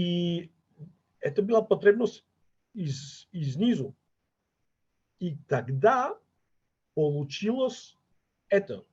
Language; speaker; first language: Russian; non-native, fluent; Catalan